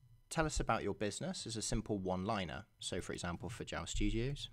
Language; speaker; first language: English; native; English